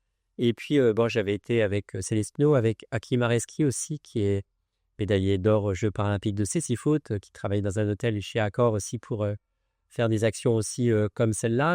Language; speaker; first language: French; native; French